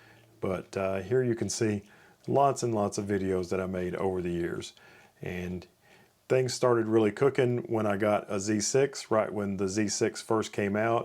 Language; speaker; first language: English; native; English